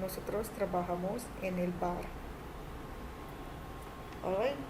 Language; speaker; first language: Spanish; non-native, fluent; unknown